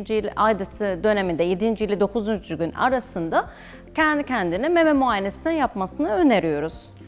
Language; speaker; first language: Turkish; non-native, fluent; Arabic